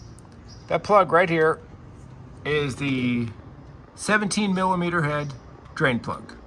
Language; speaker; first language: English; native; English